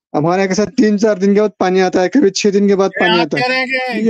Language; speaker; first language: Hindi; non-native, local second language; Marathi